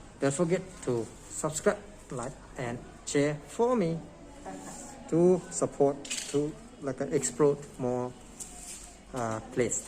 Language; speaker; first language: English; non-native, learner; Thai